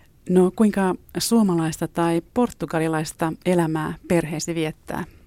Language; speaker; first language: Finnish; native; Finnish